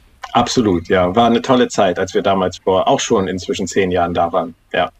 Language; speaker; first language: German; native; German